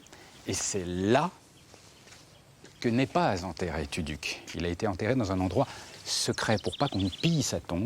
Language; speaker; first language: French; native; French